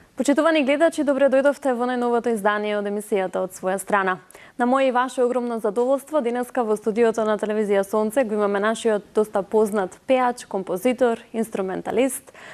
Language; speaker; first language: Macedonian; native; Macedonian